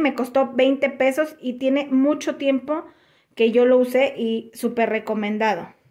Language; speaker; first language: Spanish; native; Spanish